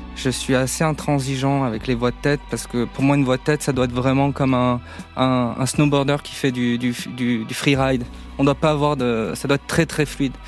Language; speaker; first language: French; native; French